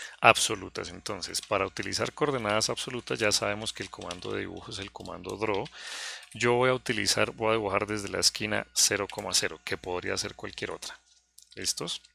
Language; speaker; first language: Spanish; native; Spanish